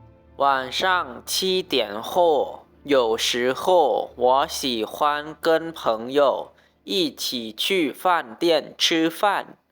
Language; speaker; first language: Chinese; non-native, learner; Lao